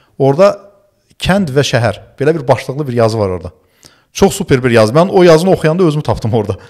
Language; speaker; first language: Azerbaijani; early bilingual, other home language; Turkish